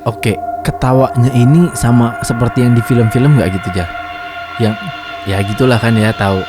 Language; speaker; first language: Indonesian; native; Indonesian